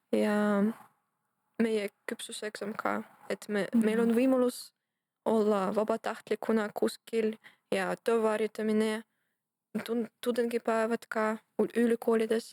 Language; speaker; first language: Estonian; non-native, local second language; Russian